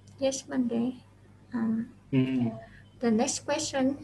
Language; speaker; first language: English; non-native, fluent; Vietnamese